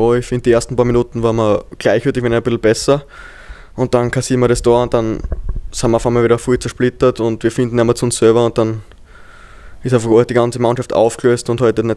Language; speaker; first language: German; native; German